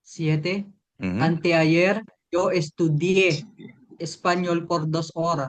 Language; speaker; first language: Spanish; non-native, learner; Filipino